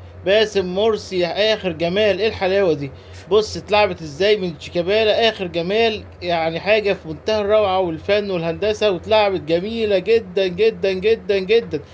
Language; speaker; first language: Arabic; native; Arabic